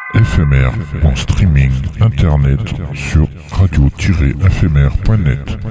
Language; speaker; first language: French; native; French